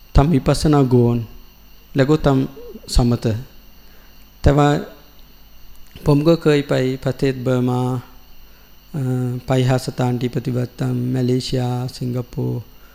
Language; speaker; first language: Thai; non-native, learner; Sinhala